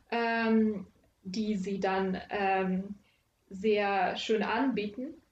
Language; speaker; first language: German; non-native, fluent; Ukrainian